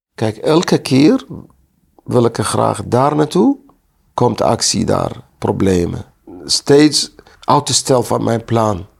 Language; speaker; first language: Dutch; non-native, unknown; Arabic